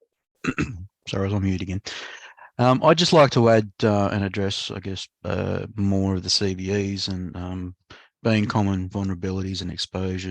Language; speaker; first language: English; native; English